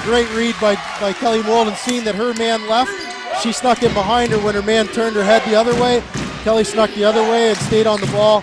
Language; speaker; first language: English; native; English